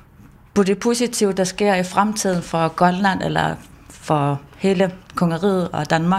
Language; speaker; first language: Danish; non-native, local second language; Kalaallisut